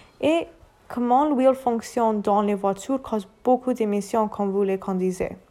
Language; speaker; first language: French; non-native, learner; English